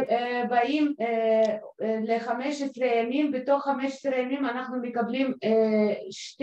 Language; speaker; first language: Hebrew; non-native, fluent; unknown